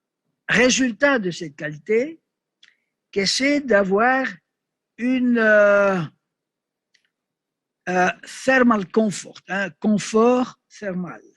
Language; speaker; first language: French; non-native, learner; Greek